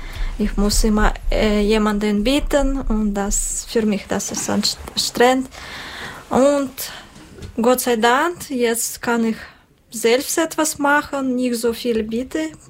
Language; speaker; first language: German; non-native, learner; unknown